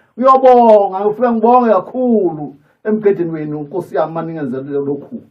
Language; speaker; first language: Zulu; native; Zulu